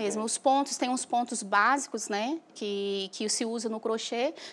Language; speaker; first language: Portuguese; native; Portuguese